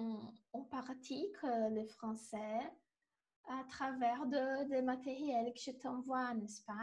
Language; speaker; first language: French; non-native, fluent; Portuguese